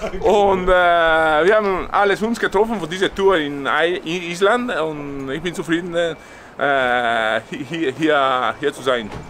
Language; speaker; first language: German; non-native, learner; Italian